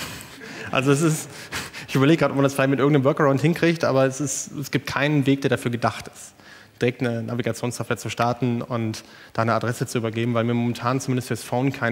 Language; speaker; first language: German; native; German